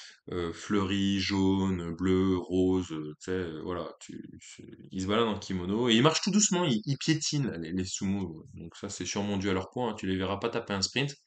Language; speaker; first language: French; native; French